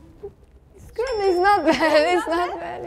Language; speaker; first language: English; non-native, fluent; Turkish